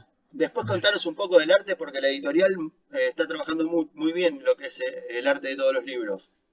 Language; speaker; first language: Spanish; native; Spanish